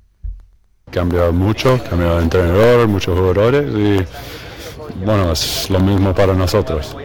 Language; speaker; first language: Spanish; non-native, learner; English